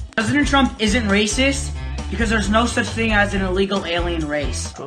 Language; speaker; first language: English; native; English